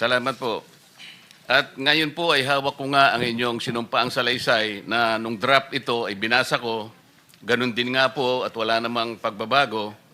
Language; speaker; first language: Filipino; native; Filipino